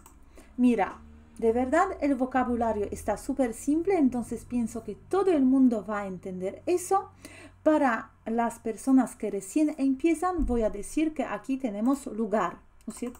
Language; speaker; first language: Spanish; non-native, fluent; Polish